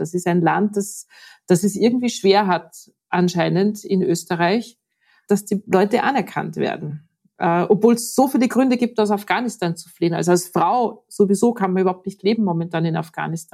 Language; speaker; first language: German; native; German